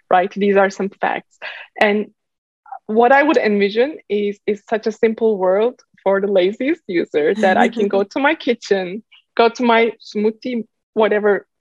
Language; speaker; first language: English; non-native, fluent; Turkish